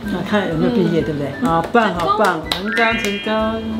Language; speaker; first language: Chinese; native; Chinese